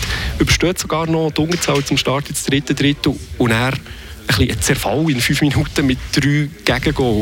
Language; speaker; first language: German; native; German